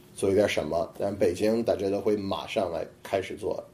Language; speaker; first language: Chinese; non-native, fluent; English